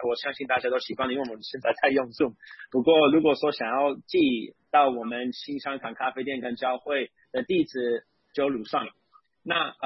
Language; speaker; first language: Chinese; non-native, fluent; English